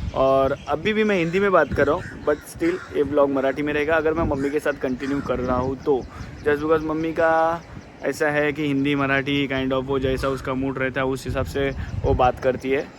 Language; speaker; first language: Hindi; non-native, local second language; Marathi